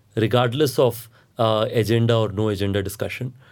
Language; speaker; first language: English; non-native, local second language; Hindi